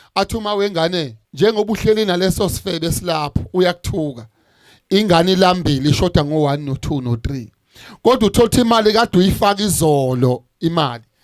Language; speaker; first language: Zulu; native; Zulu